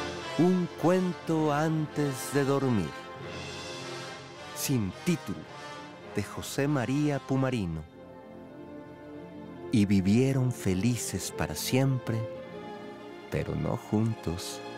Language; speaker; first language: Spanish; native; Spanish